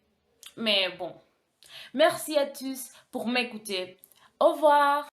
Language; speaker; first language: French; non-native, learner; Spanish